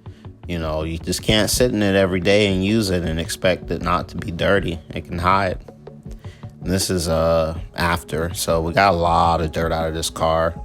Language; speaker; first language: English; native; English